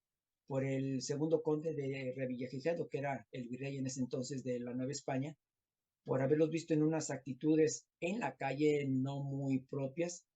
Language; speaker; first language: Spanish; native; Spanish